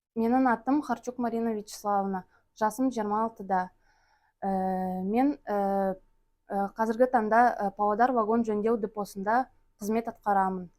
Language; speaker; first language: Kazakh; non-native, local second language; Russian